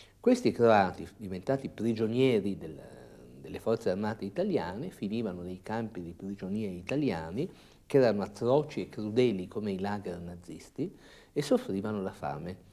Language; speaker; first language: Italian; native; Italian